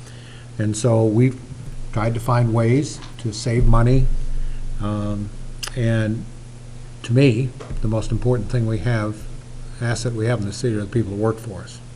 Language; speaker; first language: English; native; English